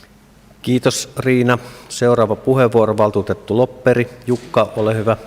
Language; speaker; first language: Finnish; native; Finnish